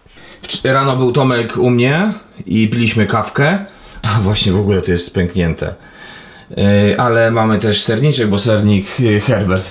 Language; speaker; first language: Polish; native; Polish